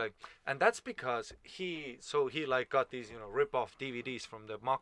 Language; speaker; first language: English; non-native, fluent; Estonian